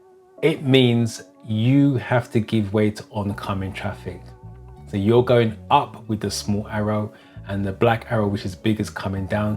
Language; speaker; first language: English; native; English